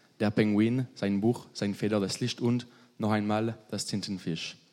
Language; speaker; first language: German; non-native, learner; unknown